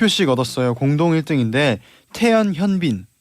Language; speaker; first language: Korean; native; Korean